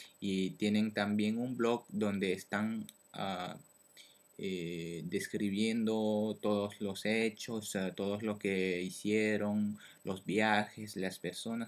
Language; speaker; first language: Spanish; non-native, learner; French